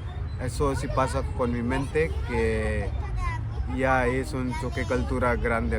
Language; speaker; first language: Spanish; non-native, learner; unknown